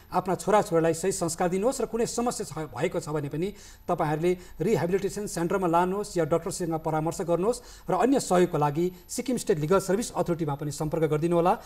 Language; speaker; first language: Nepali; native; Nepali